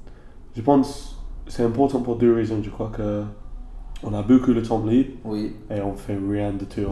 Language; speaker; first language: French; non-native, learner; English